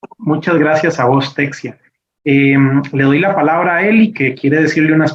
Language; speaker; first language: Spanish; native; Spanish